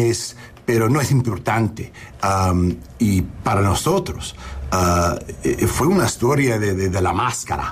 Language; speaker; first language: Spanish; non-native, learner; English